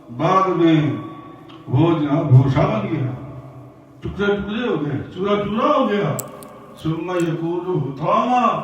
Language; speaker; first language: Urdu; non-native, local second language; Punjabi